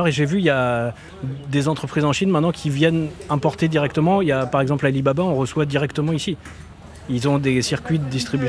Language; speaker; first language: French; native; French